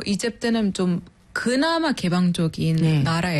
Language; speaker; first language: Korean; non-native, fluent; Arabic